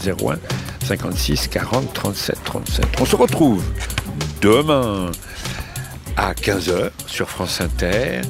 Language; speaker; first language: French; native; French